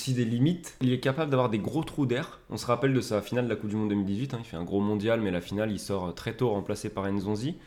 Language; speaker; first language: French; native; French